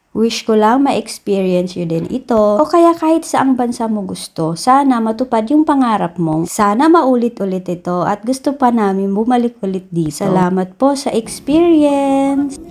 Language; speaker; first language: Filipino; native; Filipino